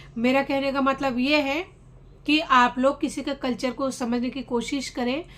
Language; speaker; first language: Hindi; non-native, local second language; Bangla